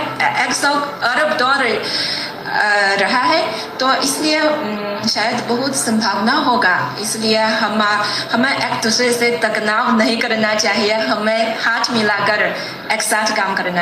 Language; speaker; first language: Hindi; non-native, fluent; Chinese